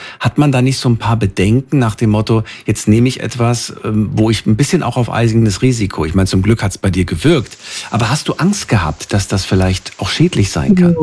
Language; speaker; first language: German; native; German